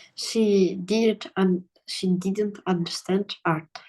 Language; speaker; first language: English; non-native, learner; Russian